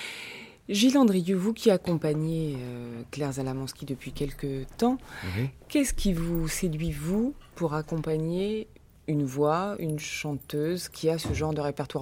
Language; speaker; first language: French; native; French